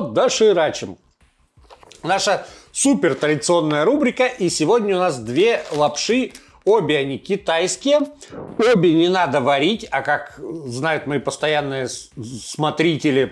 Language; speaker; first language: Russian; native; Russian